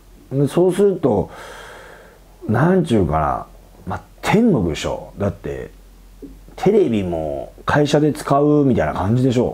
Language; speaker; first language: Japanese; native; Japanese